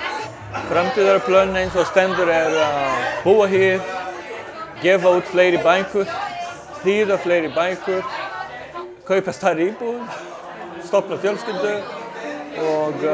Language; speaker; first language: Icelandic; non-native, fluent; Portuguese